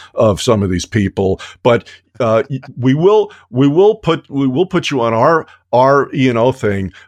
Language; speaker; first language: English; native; English